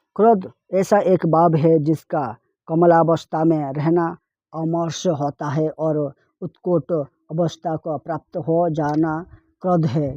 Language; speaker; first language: Hindi; non-native, local second language; Telugu